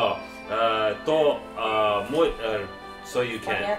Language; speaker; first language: Russian; non-native, learner; English